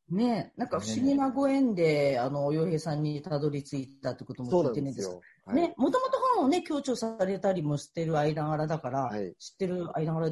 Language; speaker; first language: Japanese; native; Japanese